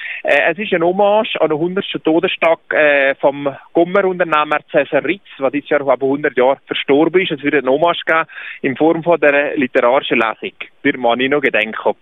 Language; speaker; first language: German; native; German